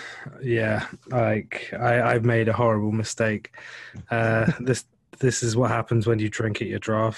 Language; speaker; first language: English; native; English